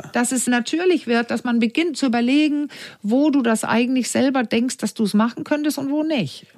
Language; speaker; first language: German; non-native, fluent; Danish